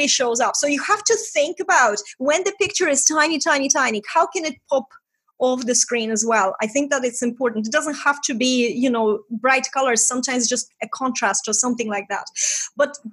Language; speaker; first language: English; non-native, fluent; Estonian